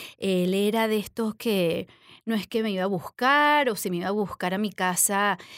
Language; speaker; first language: Spanish; native; Spanish